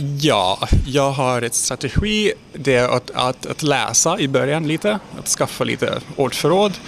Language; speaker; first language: Swedish; non-native, fluent; Hungarian